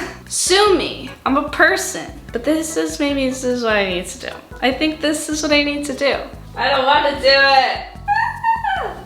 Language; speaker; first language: English; native; English